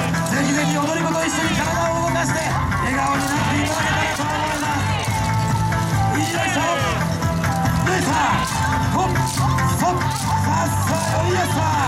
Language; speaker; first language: Japanese; native; Japanese